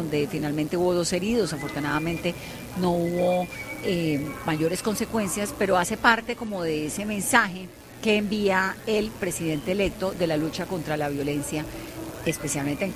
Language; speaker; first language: Spanish; native; Spanish